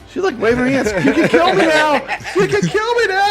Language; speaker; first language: English; native; English